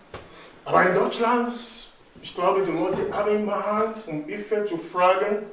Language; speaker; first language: German; non-native, fluent; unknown